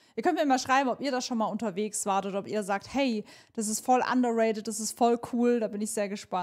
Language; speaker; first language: German; native; German